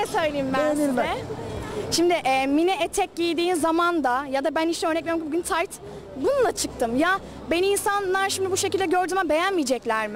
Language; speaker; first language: Turkish; native; Turkish